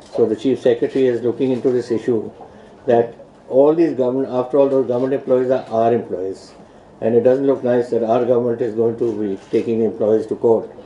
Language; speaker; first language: English; non-native, local second language; Punjabi